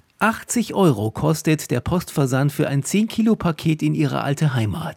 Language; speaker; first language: German; native; German